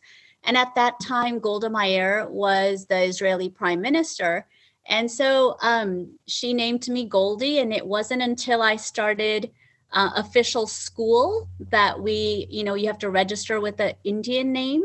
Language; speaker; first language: English; early bilingual, other home language; Punjabi